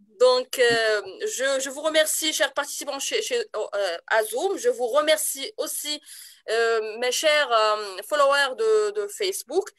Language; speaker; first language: French; non-native, local second language; Arabic